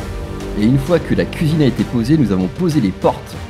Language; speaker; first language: French; native; French